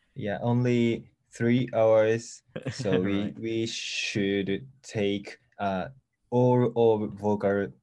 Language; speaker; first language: English; non-native, learner; Japanese